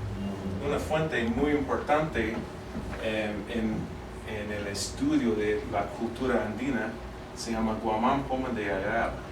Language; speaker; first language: Spanish; non-native, fluent; English